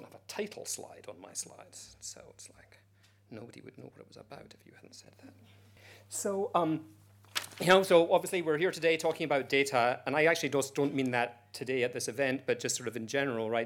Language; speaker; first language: English; native; English